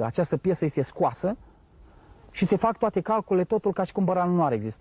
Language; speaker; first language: Romanian; native; Romanian